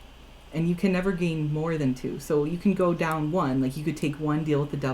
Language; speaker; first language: English; native; English